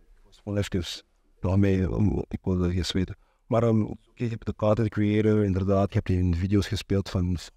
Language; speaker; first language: Dutch; non-native, local second language; French